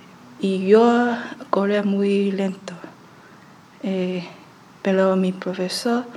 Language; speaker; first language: Spanish; non-native, learner; Chinese